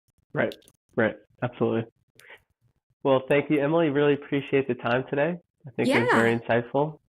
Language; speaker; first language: English; native; English